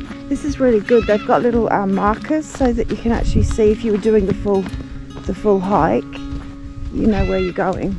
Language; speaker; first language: English; native; English